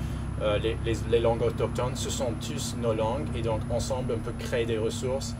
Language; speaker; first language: French; non-native, local second language; English